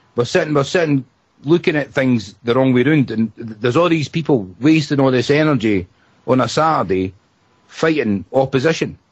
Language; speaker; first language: English; native; English